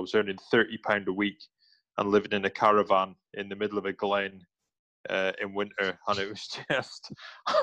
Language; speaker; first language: English; native; English